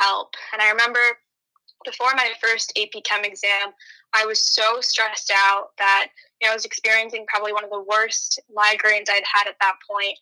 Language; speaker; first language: English; native; English